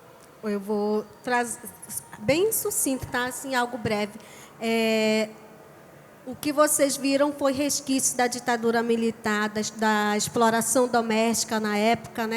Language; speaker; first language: Portuguese; non-native, local second language; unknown